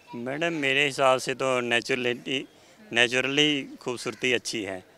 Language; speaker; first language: Hindi; native; Hindi